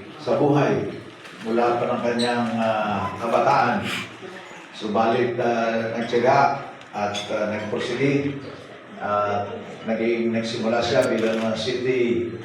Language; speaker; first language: Filipino; native; Filipino